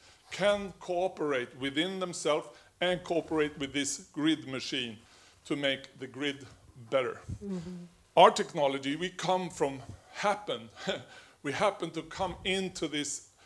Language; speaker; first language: English; non-native, fluent; Swedish